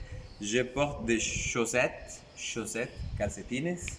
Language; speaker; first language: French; non-native, fluent; Spanish